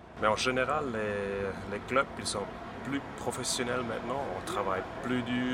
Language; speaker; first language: French; non-native, local second language; German